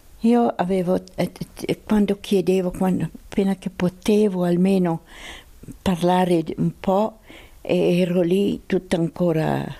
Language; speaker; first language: Italian; non-native, local second language; Swiss German